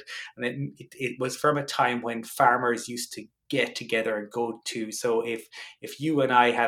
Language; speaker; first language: English; native; English